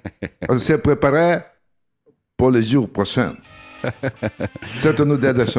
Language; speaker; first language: French; non-native, learner; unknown